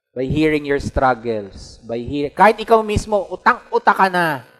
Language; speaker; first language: English; non-native, local second language; Filipino